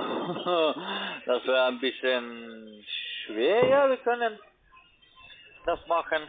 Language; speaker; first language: German; non-native, learner; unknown